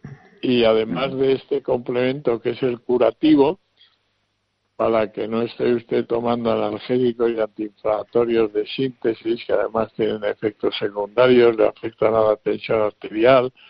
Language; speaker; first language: Spanish; native; Spanish